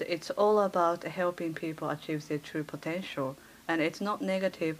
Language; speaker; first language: English; early bilingual, other home language; Japanese